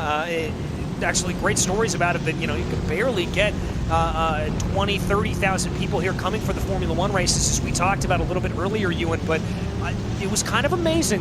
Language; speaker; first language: English; native; English